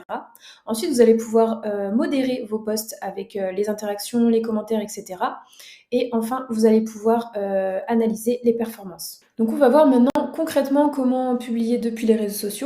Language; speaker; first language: French; native; French